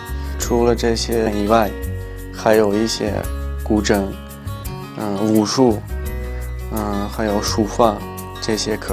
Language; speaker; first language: Chinese; non-native, fluent; Tajik